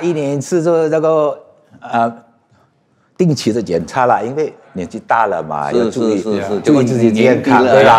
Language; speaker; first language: Chinese; non-native, fluent; Indonesian